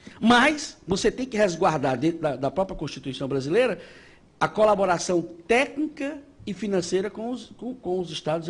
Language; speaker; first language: Portuguese; native; Portuguese